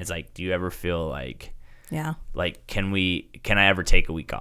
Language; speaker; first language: English; native; English